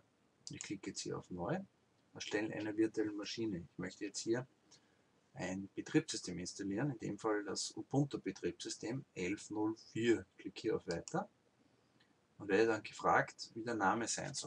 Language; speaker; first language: German; native; German